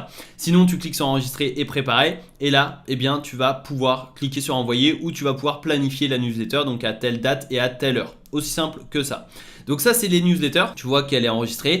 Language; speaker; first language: French; native; French